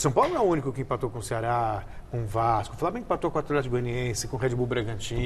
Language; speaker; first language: Portuguese; native; Portuguese